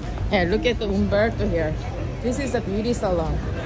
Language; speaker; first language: English; non-native, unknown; Korean